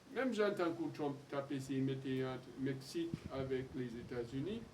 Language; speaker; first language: Haitian Creole; non-native, fluent; English